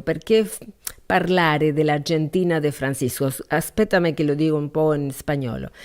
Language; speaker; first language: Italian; non-native, learner; Spanish